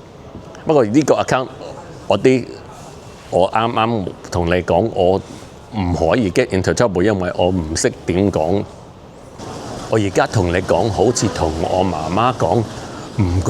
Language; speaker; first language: Cantonese; early bilingual, heritage; Cantonese